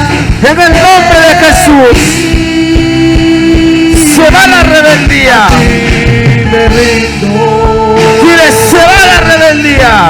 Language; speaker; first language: Spanish; native; Spanish